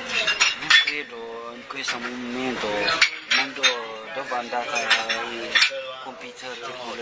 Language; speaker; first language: Italian; non-native, learner; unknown